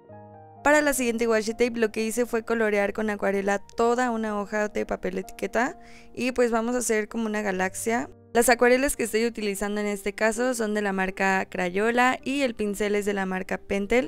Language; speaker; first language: Spanish; native; Spanish